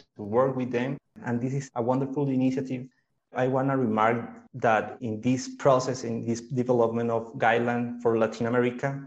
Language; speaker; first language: English; non-native, fluent; Spanish